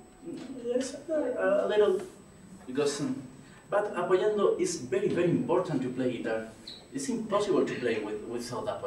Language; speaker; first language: English; non-native, learner; Spanish